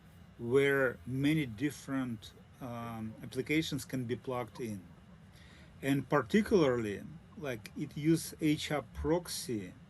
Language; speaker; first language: English; non-native, learner; Russian